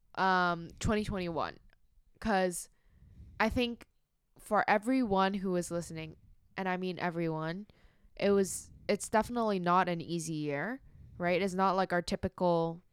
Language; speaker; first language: English; non-native, local second language; Cantonese